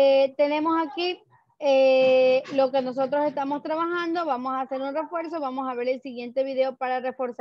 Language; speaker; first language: Spanish; native; Spanish